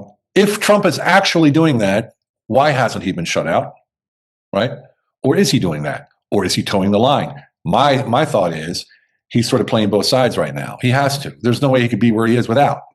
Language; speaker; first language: English; native; English